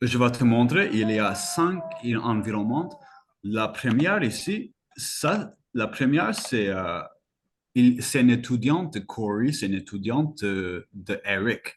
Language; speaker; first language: French; non-native, fluent; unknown